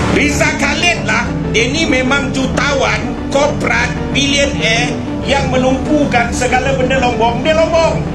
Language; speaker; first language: Malay; native; Malay